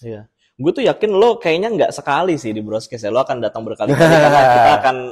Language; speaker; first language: Indonesian; native; Indonesian